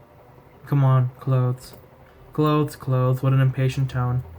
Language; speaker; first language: English; native; English